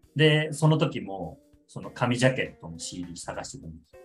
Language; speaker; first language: Japanese; native; Japanese